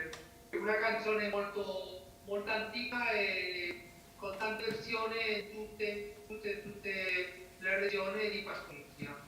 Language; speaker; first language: Italian; non-native, learner; Spanish